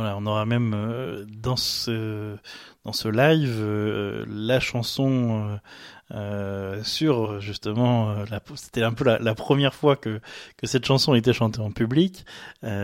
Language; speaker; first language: French; native; French